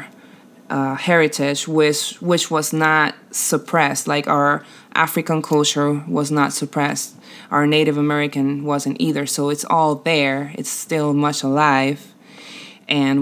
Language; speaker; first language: English; non-native, fluent; Spanish